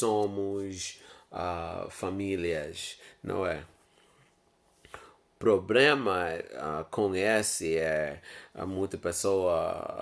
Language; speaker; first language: Portuguese; non-native, learner; English